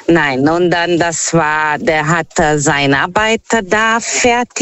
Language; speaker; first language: German; non-native, learner; Portuguese